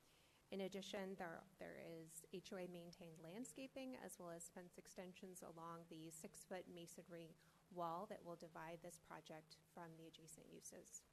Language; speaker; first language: English; native; English